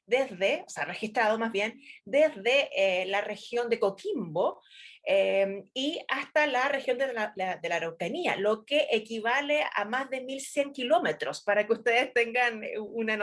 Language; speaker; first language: Spanish; native; Spanish